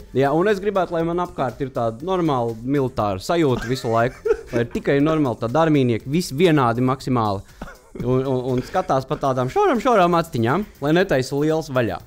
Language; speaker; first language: Latvian; native; Latvian